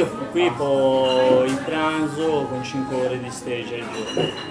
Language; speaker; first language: Italian; non-native, fluent; Albanian